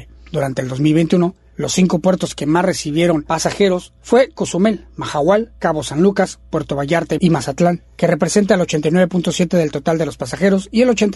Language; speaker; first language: Spanish; native; Spanish